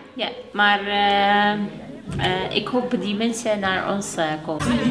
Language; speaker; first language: Dutch; non-native, learner; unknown